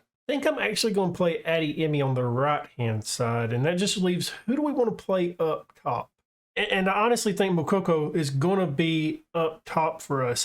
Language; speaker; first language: English; native; English